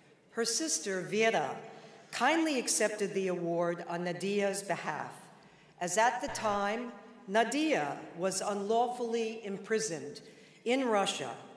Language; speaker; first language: English; native; English